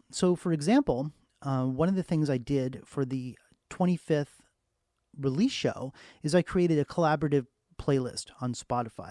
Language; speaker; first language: English; native; English